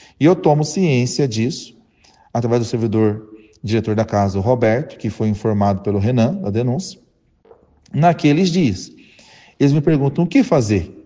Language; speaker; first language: Portuguese; native; Portuguese